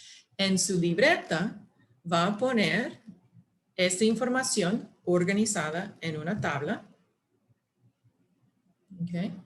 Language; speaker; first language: Spanish; non-native, fluent; English